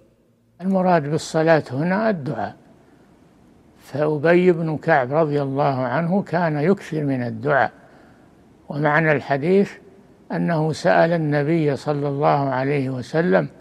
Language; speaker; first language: Arabic; native; Arabic